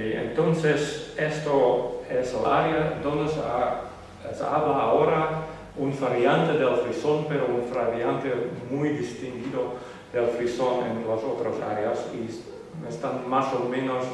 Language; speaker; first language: Spanish; non-native, learner; Western Frisian